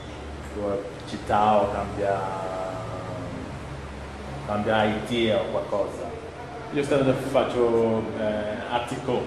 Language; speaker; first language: Italian; non-native, learner; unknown